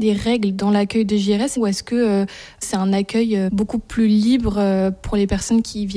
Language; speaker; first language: French; native; French